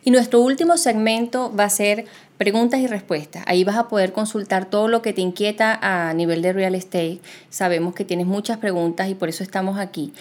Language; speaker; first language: Spanish; native; Spanish